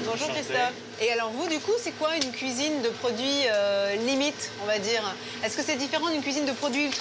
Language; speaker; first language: French; native; French